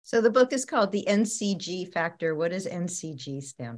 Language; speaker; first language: English; native; English